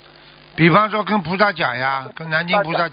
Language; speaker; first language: Chinese; native; Chinese